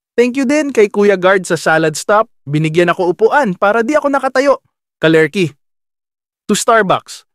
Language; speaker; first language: Filipino; native; Filipino